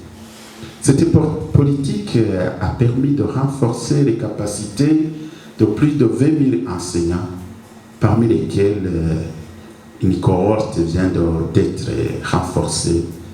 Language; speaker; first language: French; non-native, local second language; Rundi